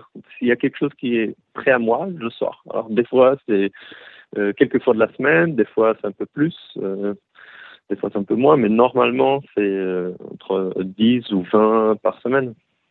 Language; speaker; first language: French; early bilingual, heritage; Hebrew